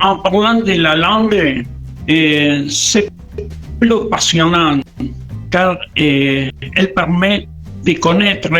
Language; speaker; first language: French; non-native, learner; Spanish